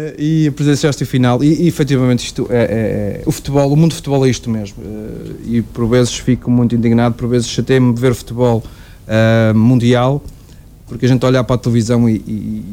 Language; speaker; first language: Portuguese; native; Portuguese